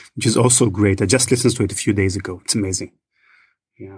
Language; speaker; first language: English; non-native, fluent; Hebrew